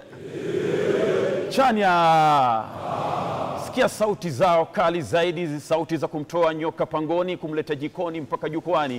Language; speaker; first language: Swahili; non-native, local second language; Gusii